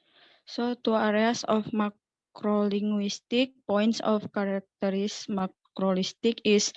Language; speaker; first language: English; non-native, learner; Indonesian